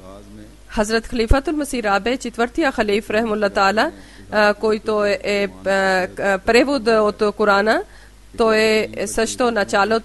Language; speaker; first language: Bulgarian; non-native, learner; Urdu